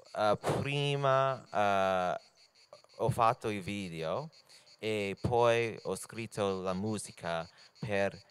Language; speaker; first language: Italian; non-native, learner; English